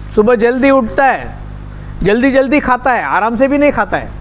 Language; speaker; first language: Hindi; non-native, local second language; Marathi